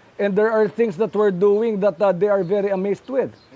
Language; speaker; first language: English; non-native, local second language; Filipino